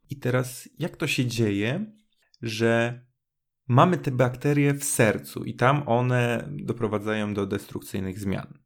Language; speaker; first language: Polish; native; Polish